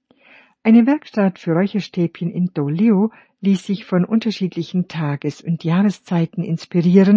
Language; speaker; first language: German; native; German